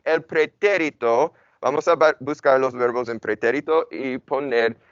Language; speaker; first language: Spanish; non-native, fluent; English